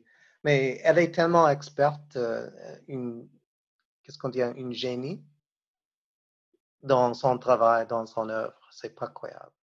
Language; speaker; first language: French; non-native, fluent; English